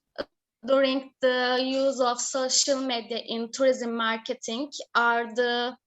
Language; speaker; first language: English; non-native, learner; Turkish